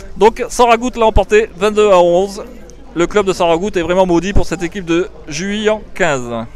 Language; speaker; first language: French; native; French